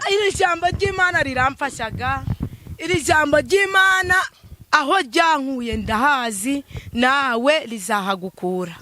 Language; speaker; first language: Kinyarwanda; native; Kinyarwanda